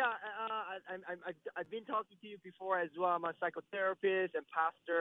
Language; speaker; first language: English; non-native, fluent; Korean